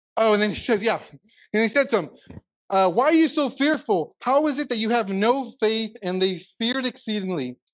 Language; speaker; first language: English; native; English